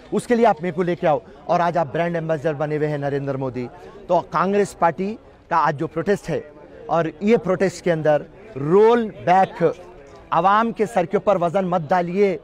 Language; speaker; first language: Hindi; non-native, local second language; Urdu